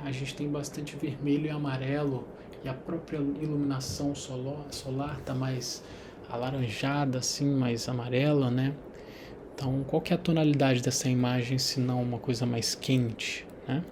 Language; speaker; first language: Portuguese; native; Portuguese